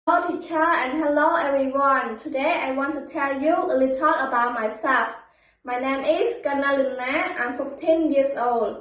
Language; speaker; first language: English; non-native, learner; Khmer